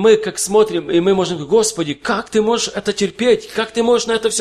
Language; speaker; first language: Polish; non-native, learner; Russian